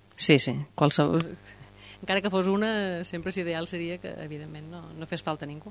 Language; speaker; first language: Catalan; native; Catalan